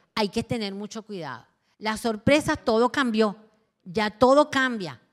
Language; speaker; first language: Spanish; native; Spanish